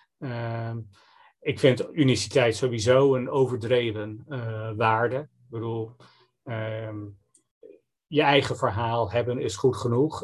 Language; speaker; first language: Dutch; non-native, fluent; English